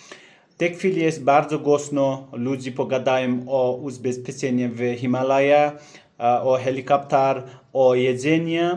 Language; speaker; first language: Polish; non-native, learner; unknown